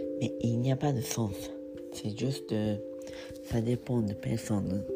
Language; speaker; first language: French; non-native, learner; Japanese